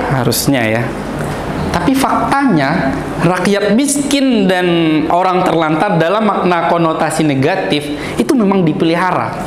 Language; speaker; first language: Indonesian; native; Indonesian